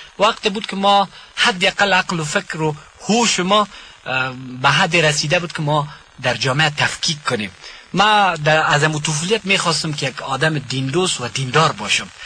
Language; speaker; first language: Persian; non-native, local second language; Pashto